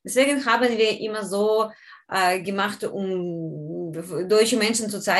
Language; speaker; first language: German; non-native, learner; Ukrainian